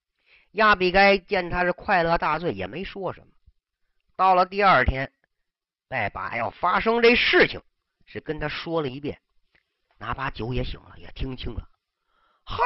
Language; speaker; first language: Chinese; native; Chinese